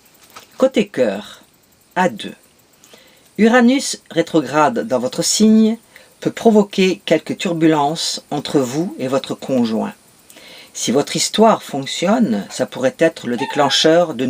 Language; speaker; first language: French; native; French